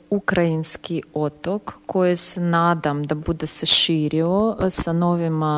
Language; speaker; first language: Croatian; non-native, learner; Ukrainian